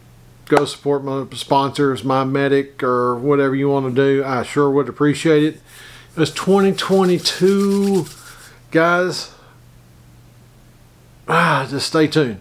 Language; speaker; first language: English; native; English